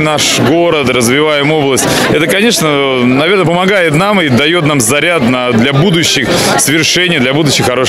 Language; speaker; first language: Russian; native; Russian